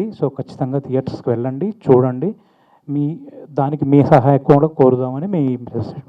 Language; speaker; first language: Telugu; native; Telugu